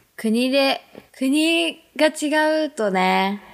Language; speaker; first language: Japanese; native; Japanese